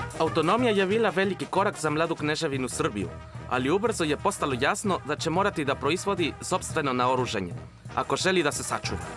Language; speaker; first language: Serbian; non-native, fluent; Spanish